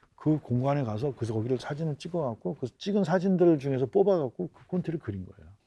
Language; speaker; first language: Korean; native; Korean